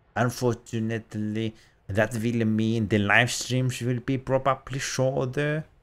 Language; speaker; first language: English; non-native, fluent; Finnish